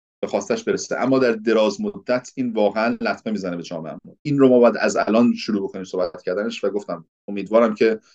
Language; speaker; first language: Persian; early bilingual, heritage; Persian